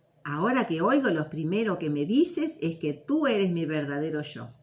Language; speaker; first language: Spanish; native; Spanish